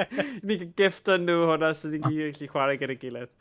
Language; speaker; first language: Welsh; native; Welsh